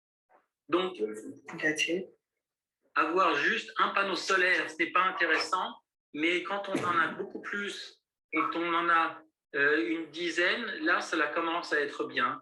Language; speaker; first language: French; native; French